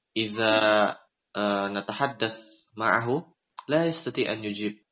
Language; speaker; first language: Arabic; non-native, learner; Indonesian